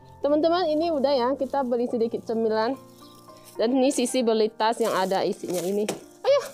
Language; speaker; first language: Indonesian; native; Indonesian